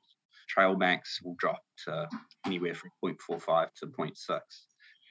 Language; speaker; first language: English; native; English